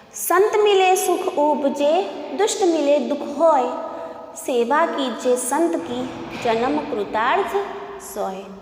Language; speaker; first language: Hindi; non-native, local second language; Gujarati